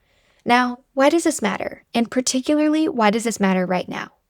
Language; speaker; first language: English; native; English